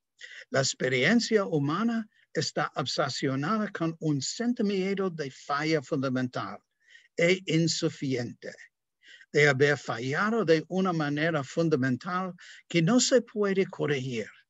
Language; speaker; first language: Spanish; non-native, fluent; English